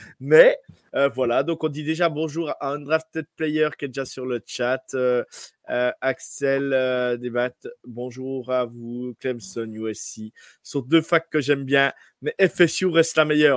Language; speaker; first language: French; native; French